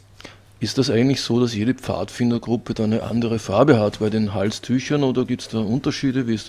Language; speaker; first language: German; native; German